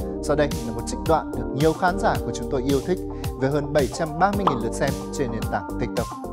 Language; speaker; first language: Vietnamese; native; Vietnamese